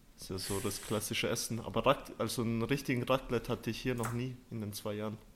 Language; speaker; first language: German; early bilingual, other home language; Turkish